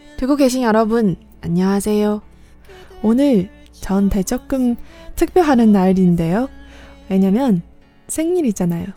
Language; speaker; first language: Korean; non-native, fluent; Chinese